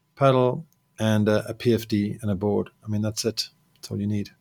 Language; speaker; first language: English; native; English